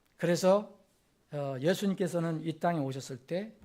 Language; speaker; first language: Korean; native; Korean